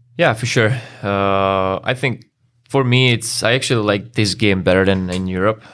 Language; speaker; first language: English; non-native, fluent; Czech